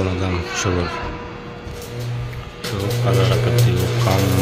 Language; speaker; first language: Arabic; non-native, learner; Bangla